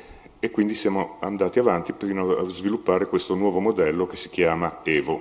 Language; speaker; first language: Italian; native; Italian